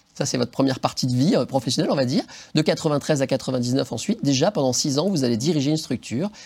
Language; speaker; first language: French; native; French